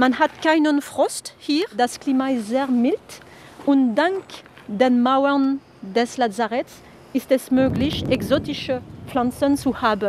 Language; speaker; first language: German; non-native, fluent; French